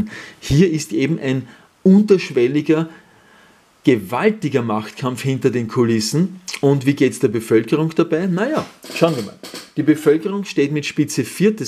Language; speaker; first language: German; native; German